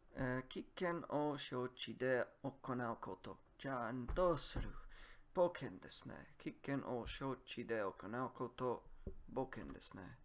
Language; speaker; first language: Japanese; non-native, learner; Polish